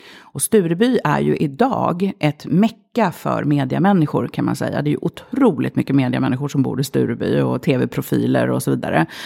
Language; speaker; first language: Swedish; early bilingual, other home language; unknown